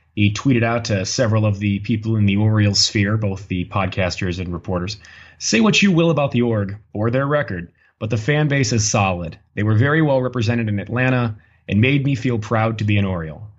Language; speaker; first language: English; native; English